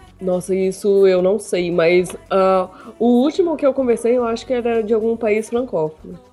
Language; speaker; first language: Portuguese; native; Portuguese